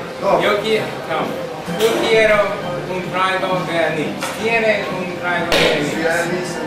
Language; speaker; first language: Spanish; non-native, learner; English